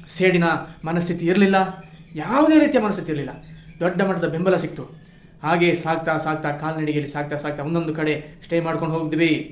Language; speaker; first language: Kannada; non-native, local second language; Kodava